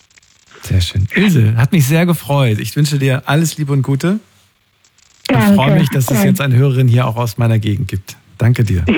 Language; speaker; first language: German; native; German